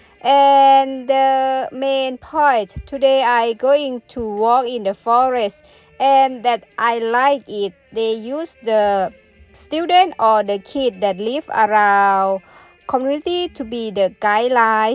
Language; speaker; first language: English; non-native, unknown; Thai